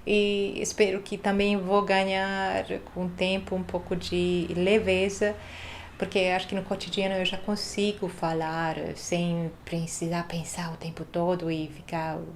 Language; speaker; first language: Portuguese; non-native, fluent; Hungarian